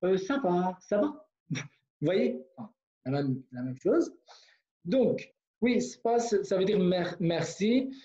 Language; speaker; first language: French; non-native, fluent; Kurdish